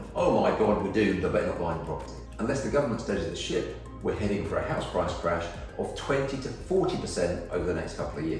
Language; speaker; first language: English; native; English